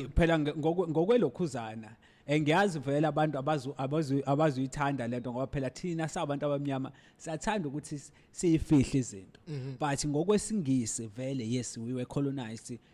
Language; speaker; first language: Zulu; native; Zulu